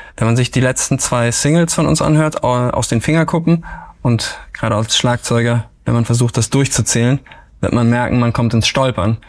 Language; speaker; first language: German; native; German